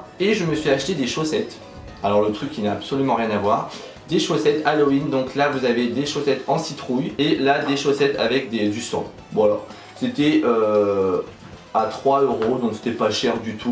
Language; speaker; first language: French; native; French